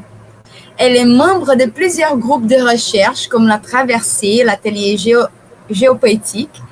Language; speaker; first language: French; non-native, fluent; Portuguese